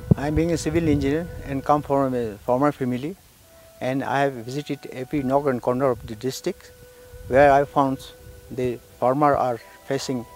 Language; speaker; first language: English; non-native, local second language; Ladakhi